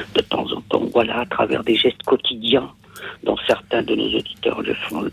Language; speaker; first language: French; non-native, local second language; Kabyle